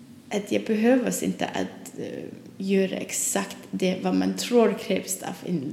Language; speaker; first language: Swedish; non-native, learner; Faroese